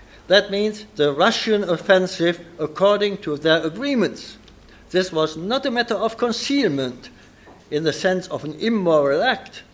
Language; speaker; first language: English; non-native, fluent; German